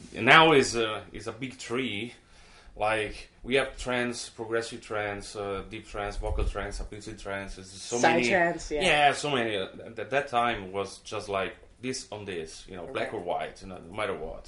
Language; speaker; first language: English; non-native, fluent; Italian